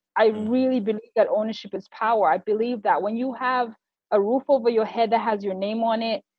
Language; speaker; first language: English; non-native, local second language; Shona